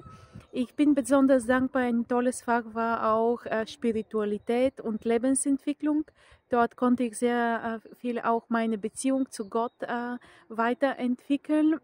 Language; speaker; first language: German; non-native, fluent; Bulgarian